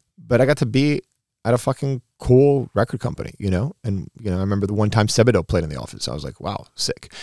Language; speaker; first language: English; early bilingual, other home language; Spanish